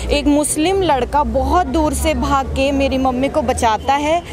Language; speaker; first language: Hindi; native; Hindi